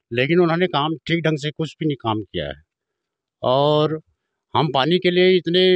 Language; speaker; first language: Hindi; native; Hindi